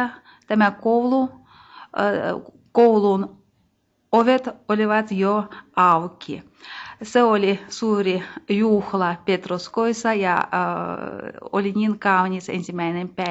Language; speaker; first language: Finnish; non-native, fluent; Russian